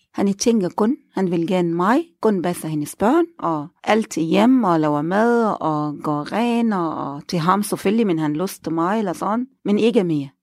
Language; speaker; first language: Danish; non-native, learner; Arabic